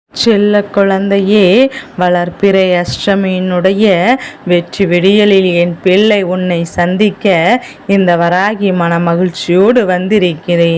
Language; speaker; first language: Tamil; native; Tamil